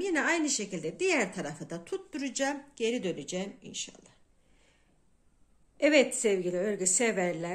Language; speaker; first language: Turkish; native; Turkish